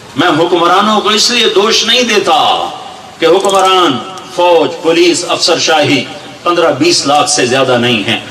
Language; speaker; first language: Urdu; non-native, local second language; Punjabi